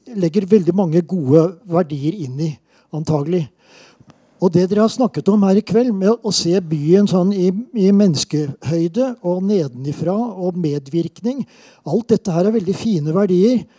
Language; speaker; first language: Norwegian; native; Norwegian